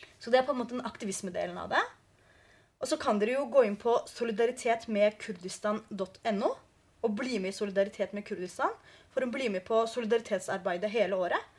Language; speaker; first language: Norwegian; early bilingual, other home language; Kurdish